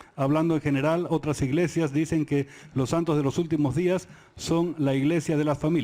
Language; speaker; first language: Spanish; native; Spanish